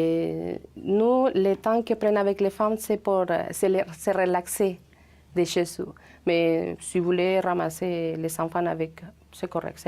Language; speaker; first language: French; non-native, fluent; Spanish